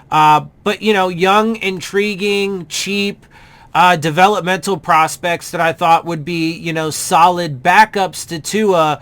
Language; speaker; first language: English; native; English